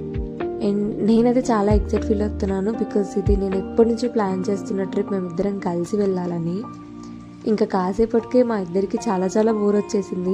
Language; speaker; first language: Telugu; native; Telugu